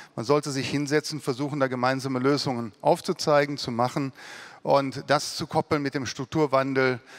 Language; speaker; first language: German; native; German